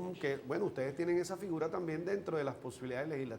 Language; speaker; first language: Spanish; native; Spanish